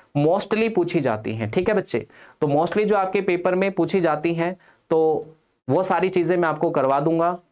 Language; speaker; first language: Hindi; non-native, local second language; Punjabi